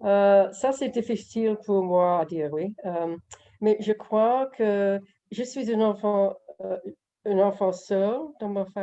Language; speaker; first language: French; non-native, learner; English